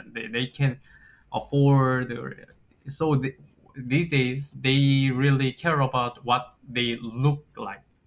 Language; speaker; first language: English; non-native, fluent; Korean